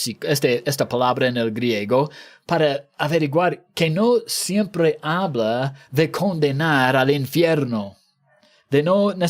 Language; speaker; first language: Spanish; non-native, fluent; English